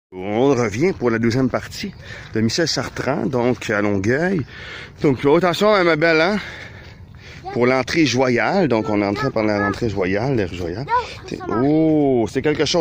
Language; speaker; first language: French; native; French